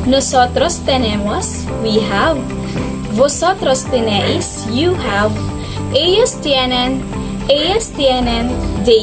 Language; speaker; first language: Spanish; non-native, learner; Filipino